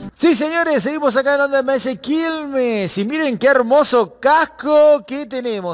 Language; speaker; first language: Spanish; native; Spanish